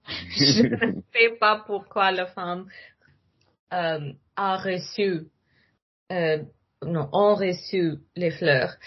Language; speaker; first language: French; non-native, learner; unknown